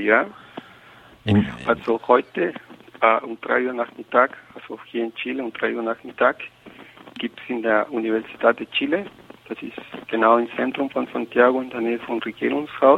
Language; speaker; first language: German; non-native, fluent; Spanish